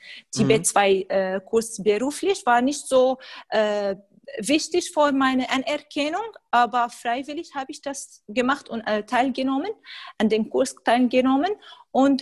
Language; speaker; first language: German; non-native, fluent; Arabic